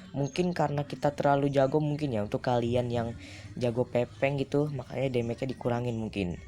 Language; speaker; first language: Indonesian; native; Indonesian